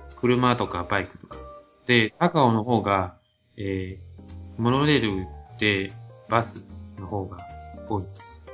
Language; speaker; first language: Japanese; non-native, fluent; Chinese